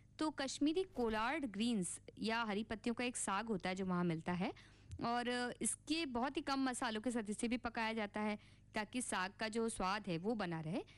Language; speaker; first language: Hindi; native; Hindi